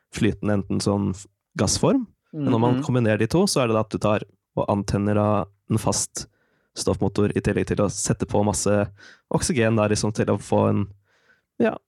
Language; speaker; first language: Norwegian; native; Norwegian